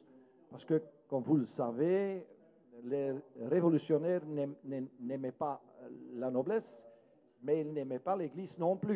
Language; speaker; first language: French; non-native, local second language; Dutch